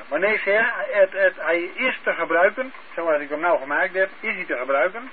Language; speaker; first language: Dutch; native; Dutch